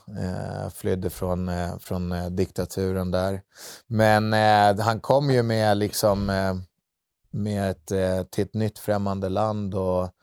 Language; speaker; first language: Swedish; native; Swedish